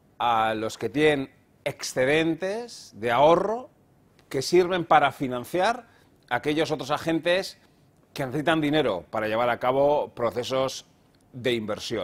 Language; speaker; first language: Spanish; native; Spanish